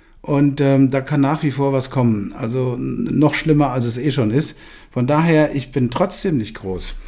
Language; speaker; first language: German; native; German